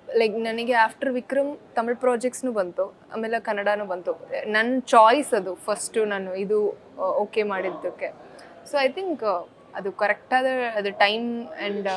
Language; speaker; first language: Kannada; early bilingual, heritage; Kannada